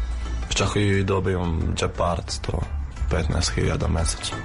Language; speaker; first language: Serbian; non-native, fluent; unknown